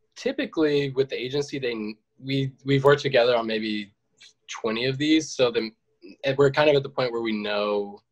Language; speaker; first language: English; native; English